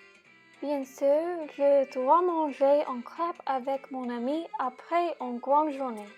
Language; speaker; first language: French; non-native, learner; English